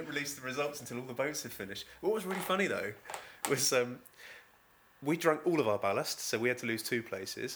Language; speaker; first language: English; native; English